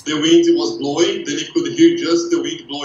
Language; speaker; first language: English; non-native, fluent; Portuguese